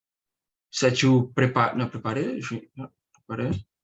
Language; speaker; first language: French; non-native, learner; Portuguese